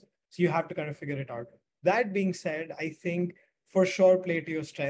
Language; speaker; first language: English; non-native, local second language; Hindi